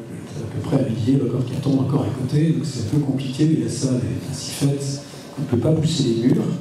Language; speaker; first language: French; native; French